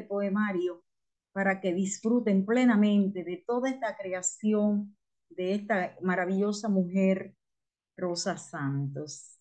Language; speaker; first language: Spanish; native; Spanish